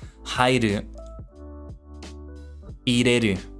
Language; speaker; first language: Japanese; non-native, learner; English